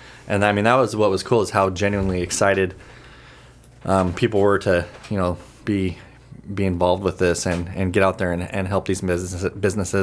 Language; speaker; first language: English; native; English